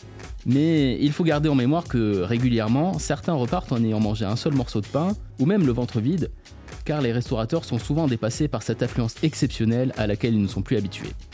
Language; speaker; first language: French; native; French